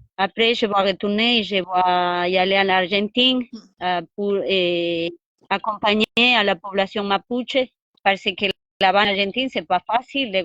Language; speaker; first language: French; non-native, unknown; Spanish